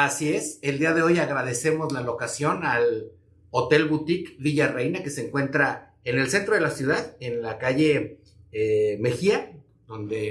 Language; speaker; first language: Spanish; native; Spanish